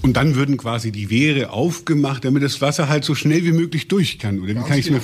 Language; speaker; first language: German; native; German